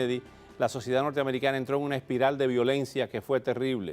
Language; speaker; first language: Spanish; native; Spanish